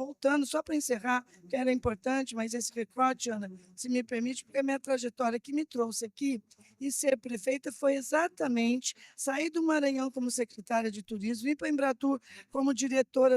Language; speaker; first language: Portuguese; native; Portuguese